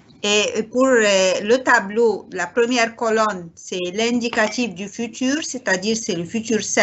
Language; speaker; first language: French; non-native, learner; Arabic